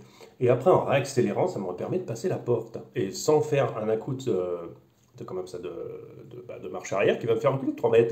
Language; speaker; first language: French; native; French